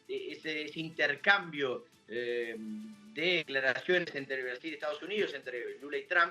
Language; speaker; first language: Spanish; native; Spanish